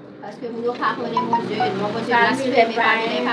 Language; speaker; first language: French; non-native, local second language; Haitian Creole